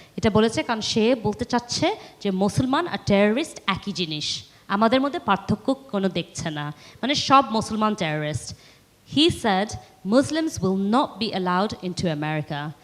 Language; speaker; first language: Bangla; early bilingual, heritage; Bangla